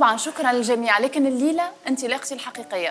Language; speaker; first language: Arabic; native; Arabic